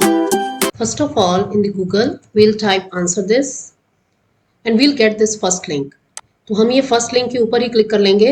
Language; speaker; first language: English; non-native, local second language; Hindi